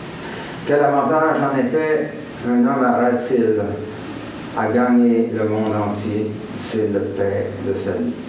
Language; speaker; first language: French; native; French